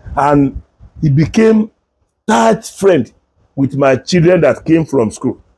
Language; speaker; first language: English; non-native, local second language; Yoruba